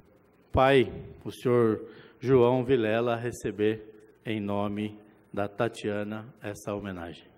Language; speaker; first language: Portuguese; native; Portuguese